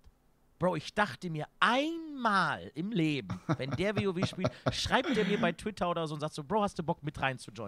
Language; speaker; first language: German; native; German